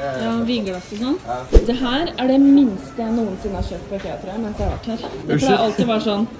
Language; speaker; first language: Norwegian; native; Norwegian